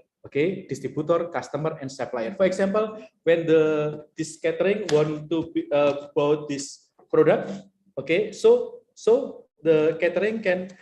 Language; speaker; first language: English; non-native, learner; Indonesian